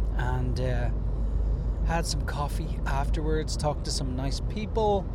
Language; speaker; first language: English; native; English